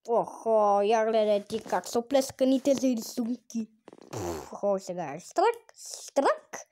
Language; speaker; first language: Bulgarian; native; Bulgarian